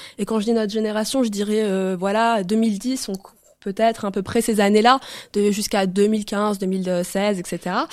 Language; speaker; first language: French; early bilingual, other home language; Arabic